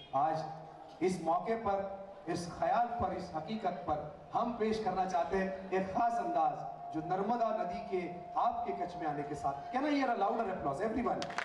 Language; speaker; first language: Hindi; non-native, local second language; Malayalam